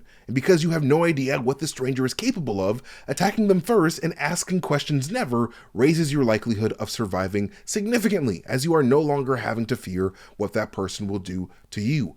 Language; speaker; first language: English; native; English